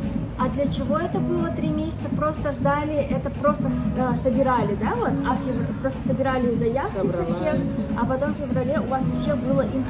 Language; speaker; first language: Russian; native; Russian